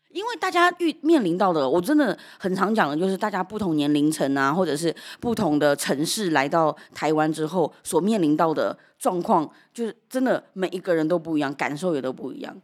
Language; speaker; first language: Chinese; early bilingual, heritage; Chinese